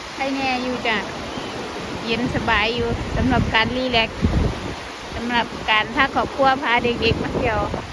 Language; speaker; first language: Thai; non-native, local second language; Northeastern Thai